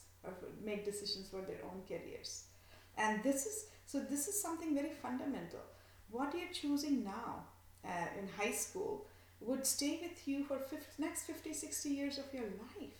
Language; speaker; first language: English; non-native, local second language; Bangla